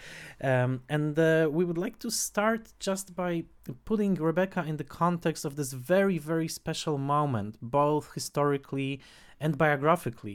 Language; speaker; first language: English; non-native, fluent; Polish